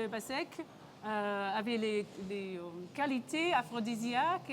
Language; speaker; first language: French; non-native, local second language; English